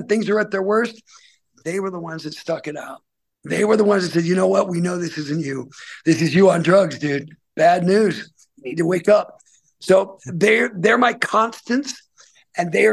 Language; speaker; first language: English; native; English